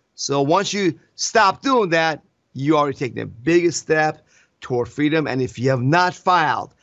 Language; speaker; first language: English; non-native, fluent; Persian